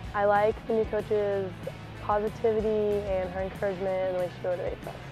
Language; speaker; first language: English; native; English